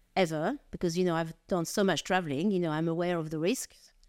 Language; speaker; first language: English; non-native, fluent; French